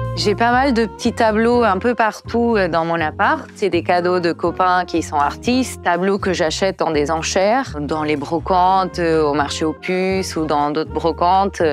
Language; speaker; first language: French; non-native, fluent; Portuguese